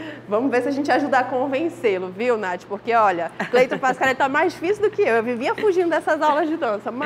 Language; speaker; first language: Portuguese; native; Portuguese